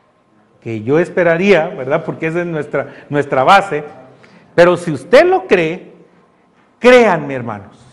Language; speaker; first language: Spanish; native; Spanish